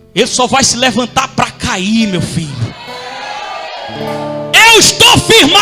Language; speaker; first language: Portuguese; native; Portuguese